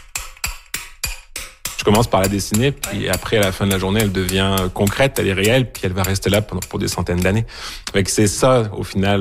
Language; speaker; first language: French; native; French